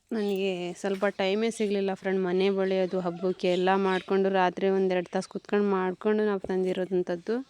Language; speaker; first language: Kannada; non-native, local second language; Urdu